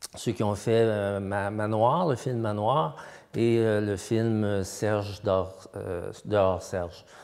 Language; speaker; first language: French; native; French